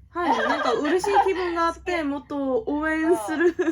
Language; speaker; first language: Japanese; non-native, learner; Korean